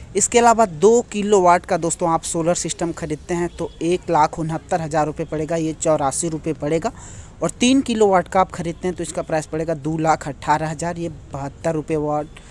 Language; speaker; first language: Hindi; native; Hindi